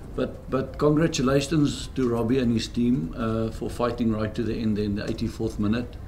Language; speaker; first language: English; non-native, local second language; Afrikaans